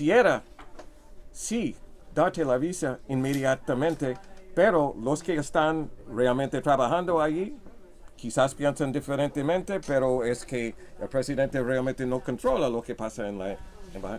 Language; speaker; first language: Spanish; non-native, fluent; English